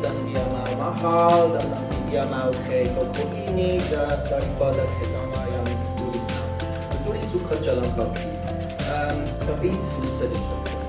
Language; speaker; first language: Indonesian; non-native, learner; English